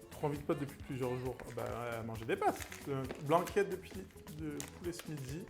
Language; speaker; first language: French; native; French